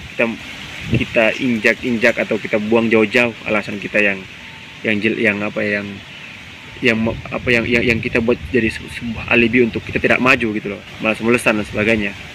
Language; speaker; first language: Indonesian; non-native, local second language; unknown